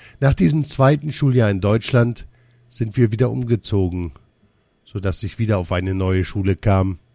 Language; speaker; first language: German; early bilingual, other home language; Russian